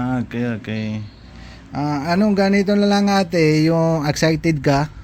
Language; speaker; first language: Filipino; non-native, learner; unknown